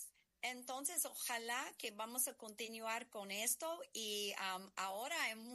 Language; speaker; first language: Spanish; non-native, fluent; English